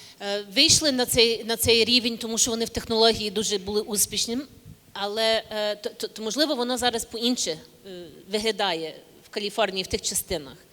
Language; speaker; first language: Ukrainian; early bilingual, heritage; English